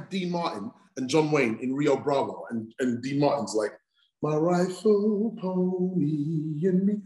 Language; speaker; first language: English; native; English